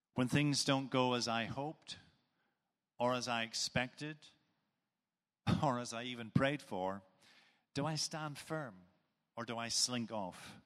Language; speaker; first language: English; native; English